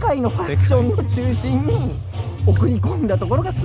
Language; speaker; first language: Japanese; native; Japanese